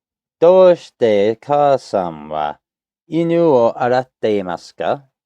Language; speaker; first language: Japanese; non-native, learner; English